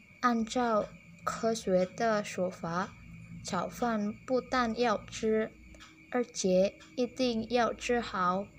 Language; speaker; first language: Chinese; non-native, learner; Indonesian